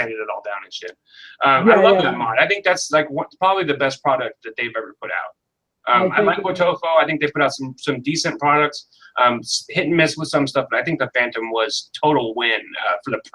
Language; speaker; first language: English; native; English